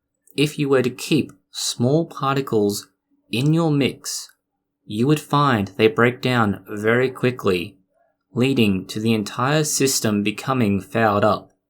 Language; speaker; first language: English; native; English